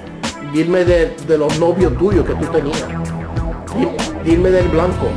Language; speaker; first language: Spanish; early bilingual, heritage; Spanish